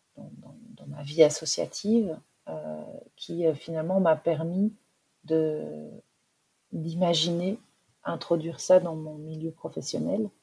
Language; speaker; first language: French; native; French